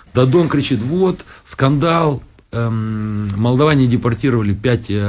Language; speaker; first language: Russian; non-native, local second language; Romanian